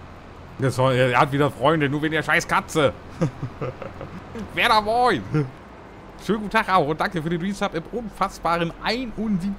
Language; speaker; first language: German; native; German